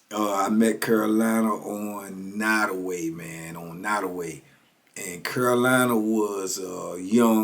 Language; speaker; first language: English; native; English